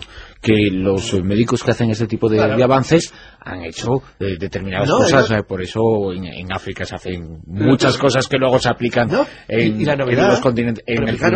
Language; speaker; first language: Spanish; native; Spanish